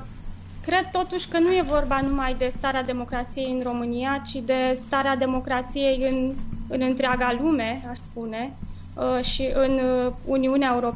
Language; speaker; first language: Romanian; native; Romanian